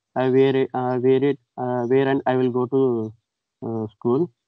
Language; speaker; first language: English; non-native, local second language; Telugu